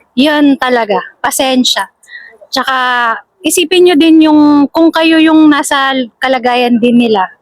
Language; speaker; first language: Filipino; non-native, local second language; Bikol